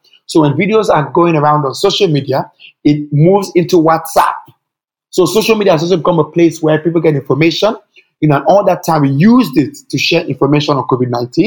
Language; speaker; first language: English; non-native, local second language; Yoruba